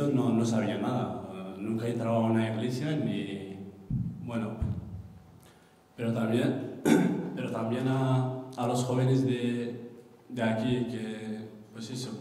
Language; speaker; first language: Spanish; non-native, fluent; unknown